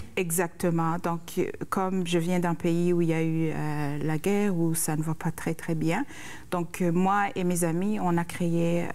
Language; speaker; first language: French; non-native, local second language; Rundi